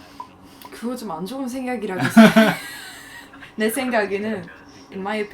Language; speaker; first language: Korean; non-native, fluent; Swedish